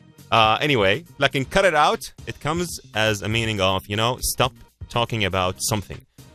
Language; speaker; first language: English; non-native, fluent; Arabic